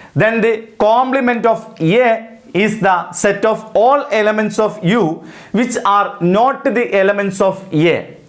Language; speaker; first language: English; non-native, local second language; Malayalam